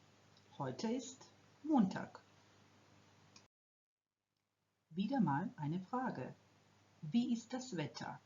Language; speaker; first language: German; non-native, fluent; Croatian